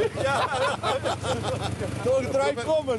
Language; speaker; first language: German; non-native, learner; Slovenian